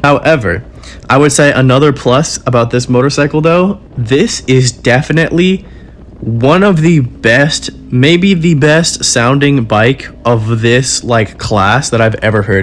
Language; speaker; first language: English; native; English